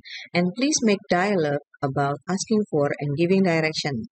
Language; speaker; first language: English; non-native, fluent; Indonesian